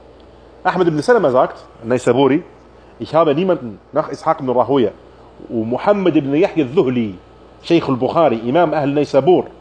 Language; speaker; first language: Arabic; non-native, fluent; German